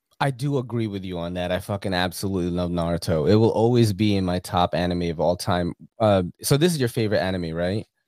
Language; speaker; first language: English; early bilingual, other home language; Filipino